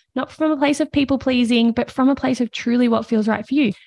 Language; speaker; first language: English; native; English